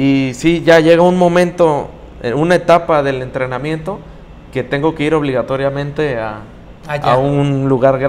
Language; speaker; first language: Spanish; native; Spanish